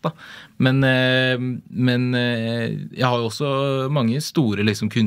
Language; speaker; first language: Norwegian; native; Norwegian